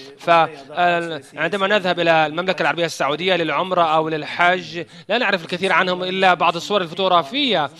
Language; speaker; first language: Arabic; non-native, fluent; Turkish